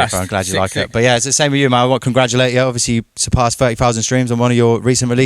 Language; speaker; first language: English; native; English